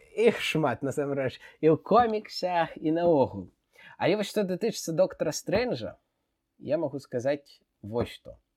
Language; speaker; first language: Belarusian; non-native, local second language; Russian